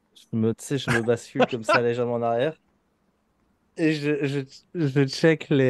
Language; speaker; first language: French; native; French